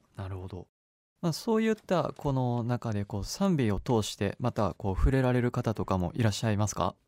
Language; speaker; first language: Japanese; native; Japanese